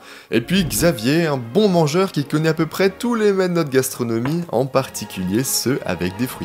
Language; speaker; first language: French; native; French